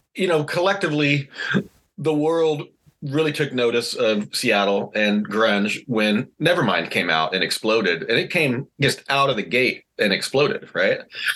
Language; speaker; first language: English; native; English